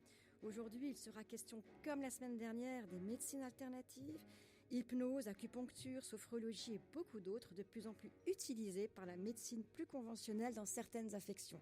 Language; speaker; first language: French; native; French